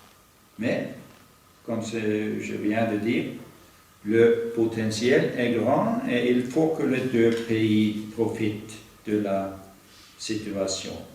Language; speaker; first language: French; non-native, fluent; Norwegian